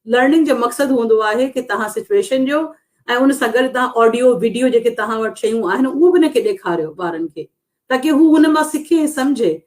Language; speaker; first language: Sindhi; non-native, local second language; Urdu